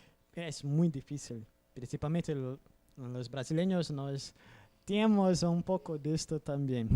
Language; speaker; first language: Spanish; non-native, learner; Portuguese